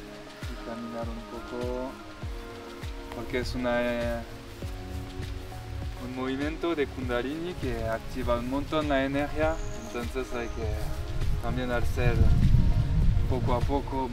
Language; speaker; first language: Spanish; non-native, fluent; French